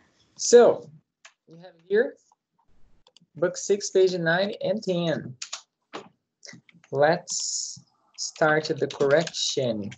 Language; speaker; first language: English; non-native, learner; Portuguese